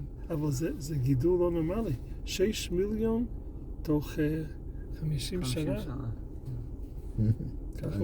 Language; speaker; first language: Hebrew; non-native, fluent; English